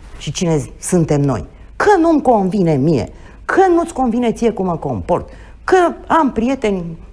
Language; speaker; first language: Romanian; native; Romanian